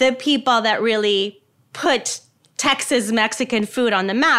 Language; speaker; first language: English; native; English